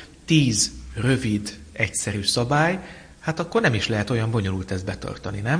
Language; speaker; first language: Hungarian; native; Hungarian